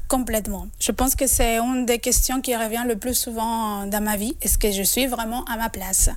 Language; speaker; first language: French; non-native, fluent; Spanish